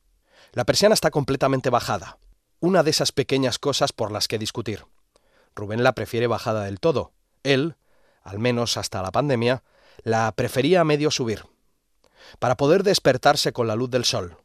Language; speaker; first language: Spanish; native; Spanish